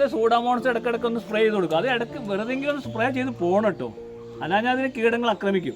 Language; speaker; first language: Malayalam; native; Malayalam